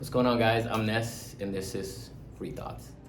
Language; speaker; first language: English; native; English